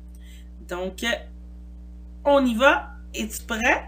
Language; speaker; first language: French; native; French